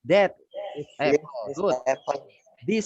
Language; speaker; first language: English; non-native, fluent; Indonesian